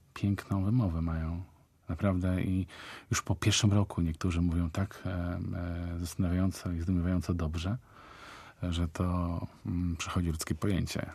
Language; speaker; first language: Polish; native; Polish